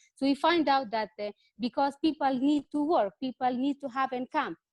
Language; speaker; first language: English; non-native, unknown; Persian